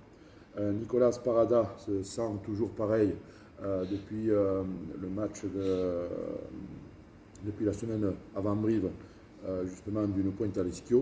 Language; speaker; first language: French; native; French